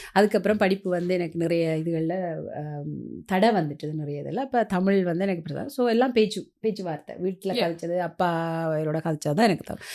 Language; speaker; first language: Tamil; early bilingual, heritage; Tamil